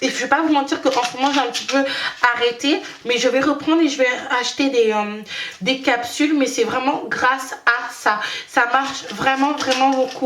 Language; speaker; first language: French; native; French